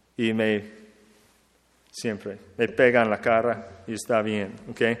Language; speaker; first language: Spanish; non-native, learner; English